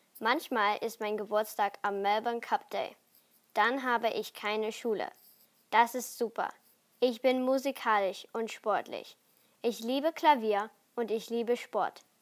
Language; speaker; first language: German; early bilingual, heritage; German